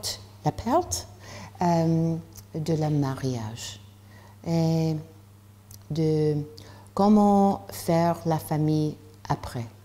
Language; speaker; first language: French; non-native, learner; English